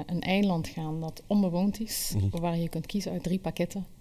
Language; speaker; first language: Dutch; native; Dutch